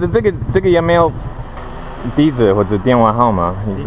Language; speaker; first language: Chinese; non-native, fluent; English